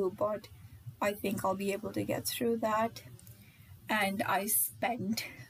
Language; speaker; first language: English; non-native, local second language; Hindi